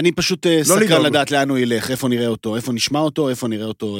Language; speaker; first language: Hebrew; native; Hebrew